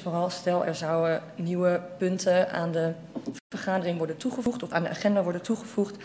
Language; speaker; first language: Dutch; native; Dutch